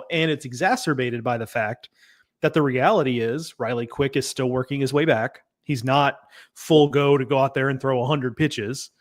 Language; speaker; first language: English; native; English